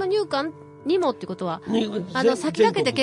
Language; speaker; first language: Japanese; native; Japanese